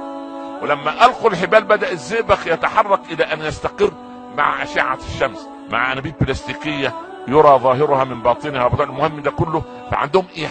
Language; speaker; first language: Arabic; native; Arabic